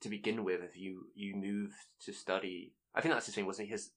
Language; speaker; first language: English; native; English